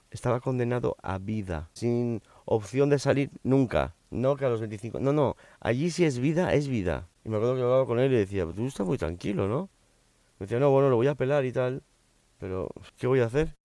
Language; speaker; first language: Spanish; early bilingual, heritage; Spanish